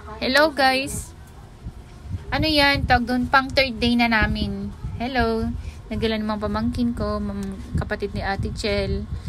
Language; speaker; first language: Filipino; non-native, local second language; Iloko